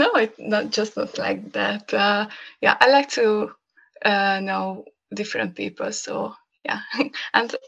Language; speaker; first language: English; non-native, learner; Hungarian